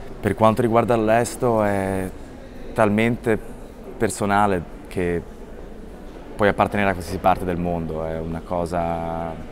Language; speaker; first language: Italian; native; Italian